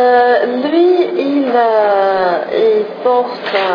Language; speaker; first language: French; non-native, fluent; English